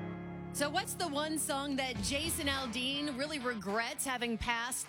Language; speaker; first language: English; native; English